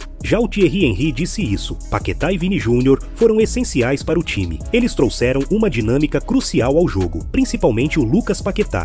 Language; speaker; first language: Portuguese; native; Portuguese